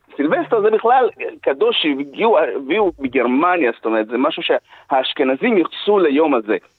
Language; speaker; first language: Hebrew; early bilingual, other home language; Russian